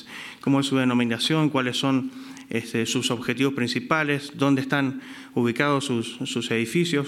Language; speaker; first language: Spanish; native; Spanish